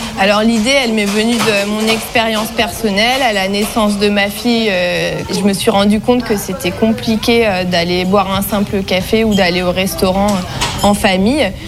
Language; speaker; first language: French; native; French